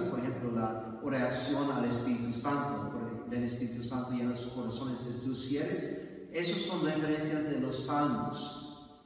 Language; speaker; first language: Spanish; non-native, fluent; English